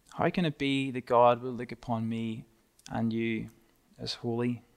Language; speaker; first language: English; native; English